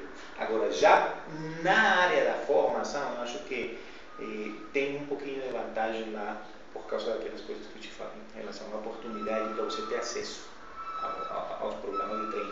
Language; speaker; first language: Portuguese; non-native, fluent; Spanish